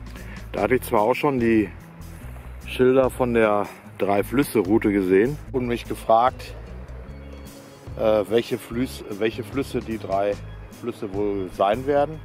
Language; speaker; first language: German; native; German